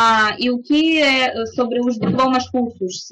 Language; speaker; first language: Portuguese; non-native, fluent; Russian